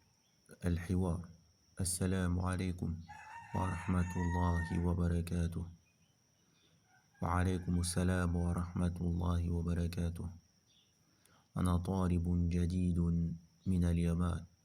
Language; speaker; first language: Arabic; non-native, fluent; French